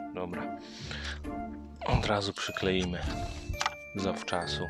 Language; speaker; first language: Polish; native; Polish